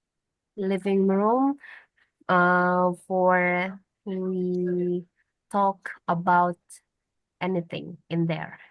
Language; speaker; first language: English; non-native, learner; Indonesian